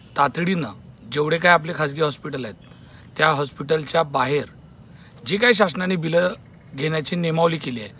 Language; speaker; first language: Marathi; native; Marathi